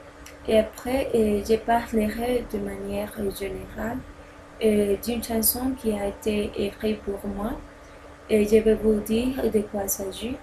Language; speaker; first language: French; non-native, learner; Spanish